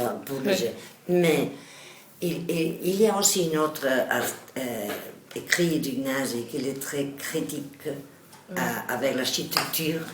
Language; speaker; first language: French; non-native, learner; Catalan